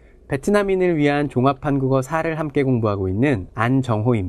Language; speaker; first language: Korean; native; Korean